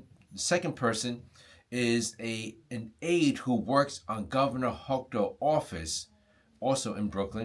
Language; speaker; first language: English; non-native, fluent; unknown